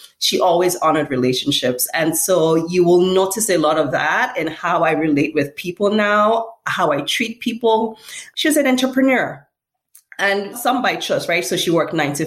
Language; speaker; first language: English; non-native, local second language; Yoruba